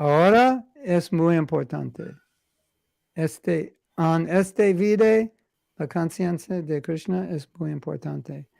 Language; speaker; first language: Spanish; non-native, learner; English